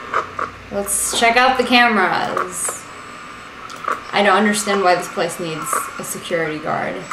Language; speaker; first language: English; native; English